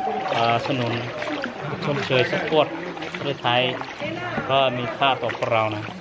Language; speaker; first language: Thai; non-native, learner; Hmong